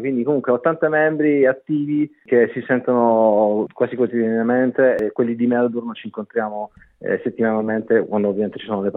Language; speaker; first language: Italian; native; Italian